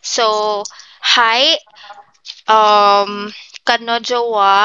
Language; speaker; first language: Japanese; non-native, learner; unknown